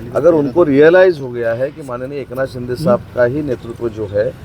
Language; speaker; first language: Hindi; non-native, local second language; Marathi